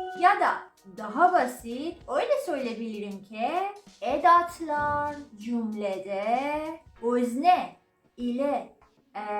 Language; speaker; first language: Turkish; non-native, learner; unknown